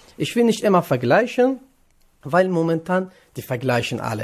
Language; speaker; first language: German; non-native, learner; Kurdish